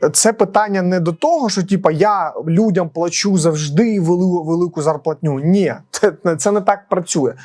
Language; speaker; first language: Ukrainian; non-native, local second language; Russian